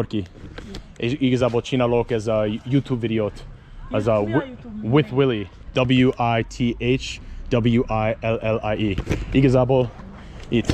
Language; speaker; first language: Hungarian; non-native, learner; English